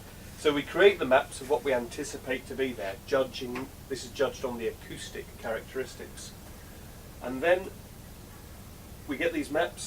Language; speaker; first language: English; native; English